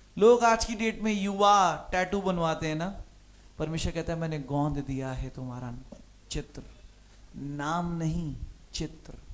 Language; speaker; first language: Hindi; non-native, local second language; Punjabi